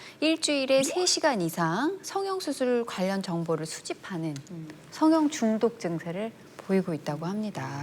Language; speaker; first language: Korean; native; Korean